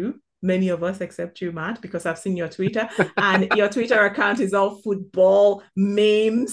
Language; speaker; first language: English; non-native, local second language; Igbo